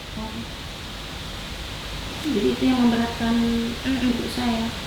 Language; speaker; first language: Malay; non-native, local second language; Sundanese